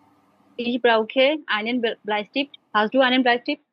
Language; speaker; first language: German; non-native, learner; Bangla